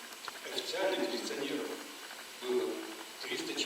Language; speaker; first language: Russian; native; Russian